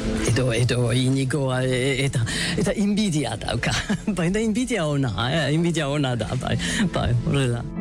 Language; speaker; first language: Basque; non-native, learner; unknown